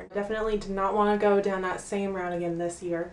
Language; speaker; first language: English; native; English